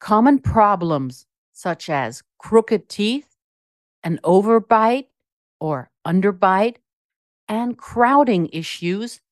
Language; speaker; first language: English; non-native, fluent; German